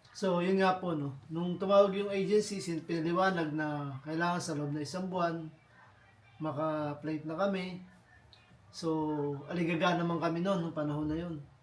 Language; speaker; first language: Filipino; native; Filipino